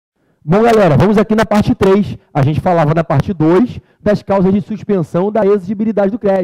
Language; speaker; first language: Portuguese; native; Portuguese